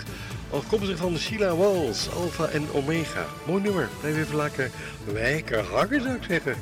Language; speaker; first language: Dutch; native; Dutch